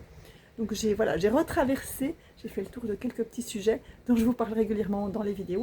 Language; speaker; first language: French; native; French